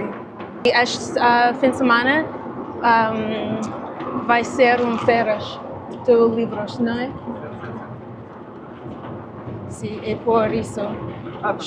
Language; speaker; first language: Portuguese; non-native, learner; English